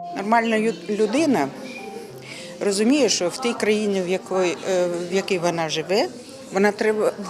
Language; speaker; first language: Ukrainian; non-native, local second language; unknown